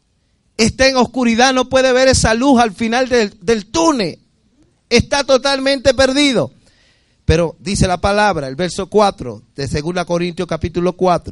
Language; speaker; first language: Spanish; native; Spanish